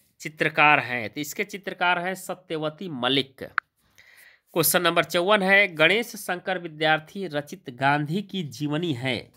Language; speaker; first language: Hindi; native; Hindi